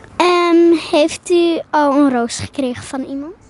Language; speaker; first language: Dutch; native; Dutch